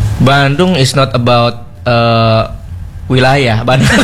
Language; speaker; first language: English; non-native, learner; Indonesian